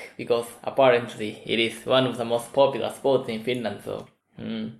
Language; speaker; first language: English; non-native, fluent; Japanese